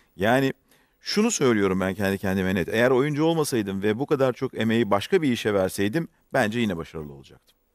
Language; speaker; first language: Turkish; native; Turkish